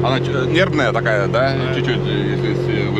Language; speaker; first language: Russian; non-native, fluent; Lithuanian